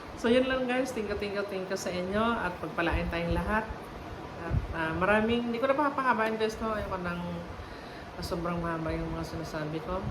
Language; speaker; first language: Filipino; non-native, local second language; Cebuano